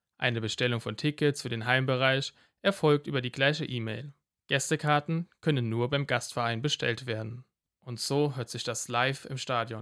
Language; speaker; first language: German; native; German